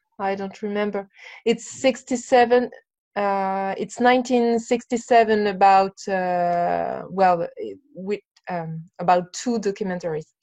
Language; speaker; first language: English; non-native, learner; French